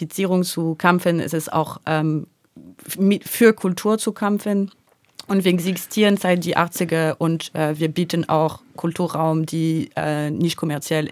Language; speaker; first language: German; native; German